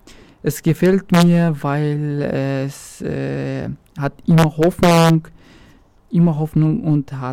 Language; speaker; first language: German; non-native, local second language; Arabic